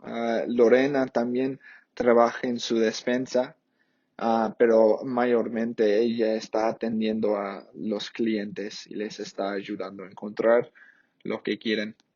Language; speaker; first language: Spanish; non-native, fluent; English